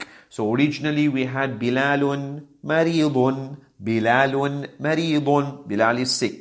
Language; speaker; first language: Arabic; non-native, fluent; English